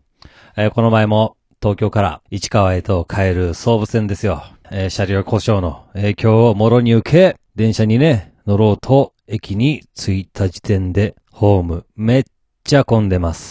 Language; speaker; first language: Japanese; native; Japanese